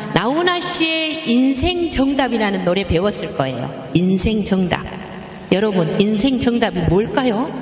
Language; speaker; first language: Korean; native; Korean